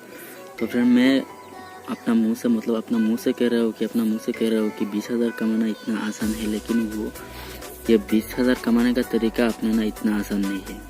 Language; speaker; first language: Hindi; non-native, local second language; Bangla